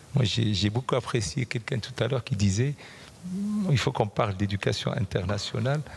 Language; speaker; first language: French; non-native, local second language; Arabic